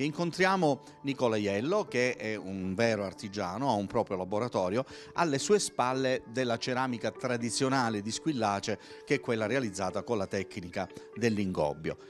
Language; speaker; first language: Italian; native; Italian